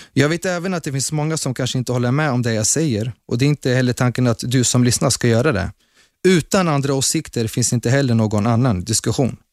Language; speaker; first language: Swedish; early bilingual, other home language; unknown